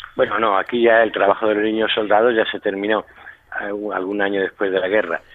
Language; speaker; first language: Spanish; native; Spanish